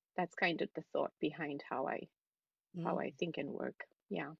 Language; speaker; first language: English; non-native, local second language; Hindi